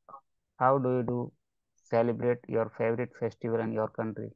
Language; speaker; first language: English; non-native, learner; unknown